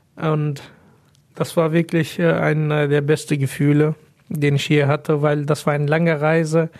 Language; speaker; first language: German; non-native, fluent; Pashto